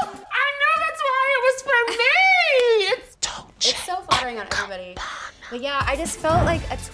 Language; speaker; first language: English; native; English